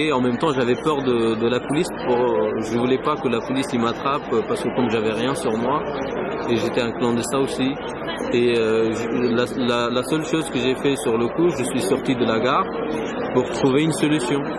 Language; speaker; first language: French; non-native, fluent; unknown